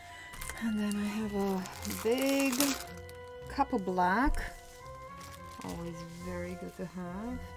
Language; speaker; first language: English; non-native, fluent; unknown